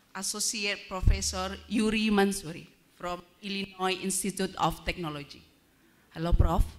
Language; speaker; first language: English; non-native, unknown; Indonesian